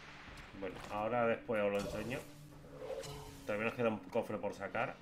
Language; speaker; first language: Spanish; native; Spanish